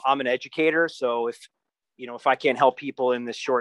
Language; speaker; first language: English; native; English